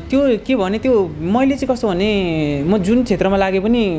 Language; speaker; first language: Nepali; native; Nepali